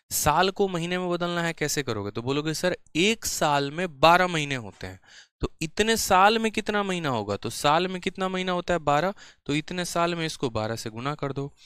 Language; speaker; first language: Hindi; native; Hindi